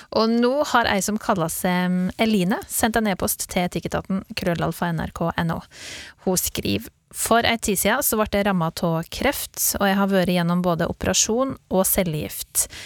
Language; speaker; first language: Norwegian; native; Norwegian